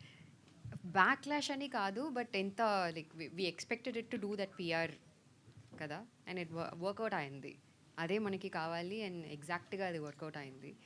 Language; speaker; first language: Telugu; non-native, fluent; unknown